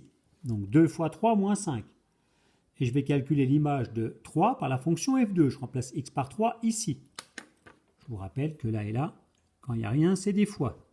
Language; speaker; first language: French; native; French